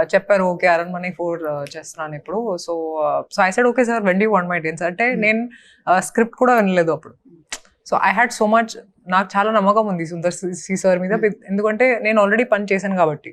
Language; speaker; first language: Telugu; non-native, fluent; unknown